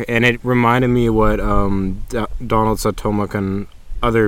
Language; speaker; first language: English; native; English